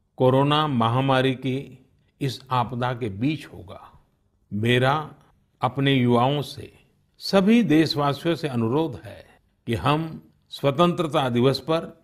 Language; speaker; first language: Hindi; non-native, local second language; Gujarati